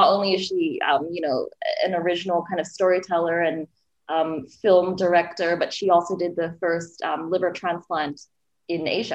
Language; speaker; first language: English; native; English